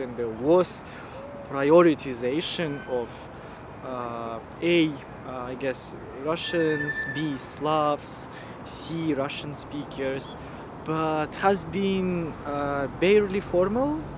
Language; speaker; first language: English; non-native, fluent; Russian